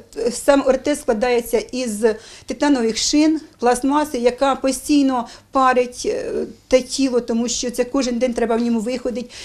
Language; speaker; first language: Ukrainian; native; Ukrainian